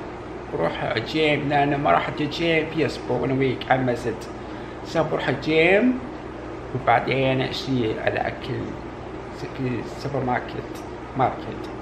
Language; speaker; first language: Arabic; non-native, learner; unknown